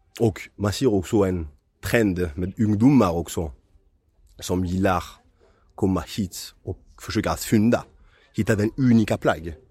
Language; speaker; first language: Swedish; non-native, fluent; French